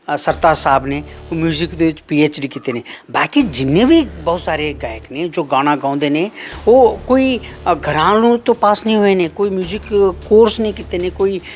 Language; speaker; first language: Punjabi; non-native, fluent; Kannada